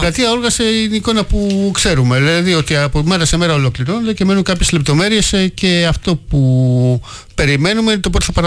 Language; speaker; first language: Greek; native; Greek